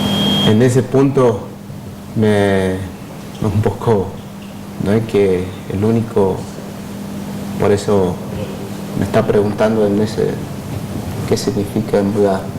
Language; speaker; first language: Spanish; non-native, local second language; Guarani